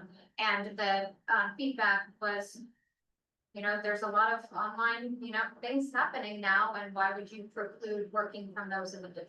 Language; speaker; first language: English; native; English